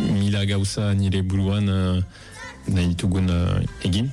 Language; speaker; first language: Basque; non-native, fluent; Italian